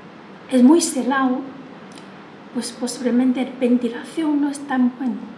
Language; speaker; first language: Spanish; non-native, learner; Chinese